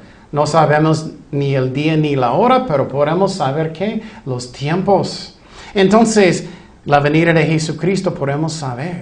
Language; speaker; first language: Spanish; non-native, fluent; English